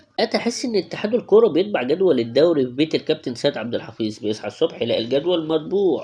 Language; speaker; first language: Arabic; native; Arabic